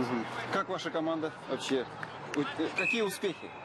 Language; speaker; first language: Russian; native; Russian